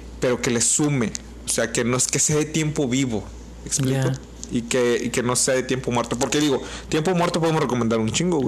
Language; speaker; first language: Spanish; native; Spanish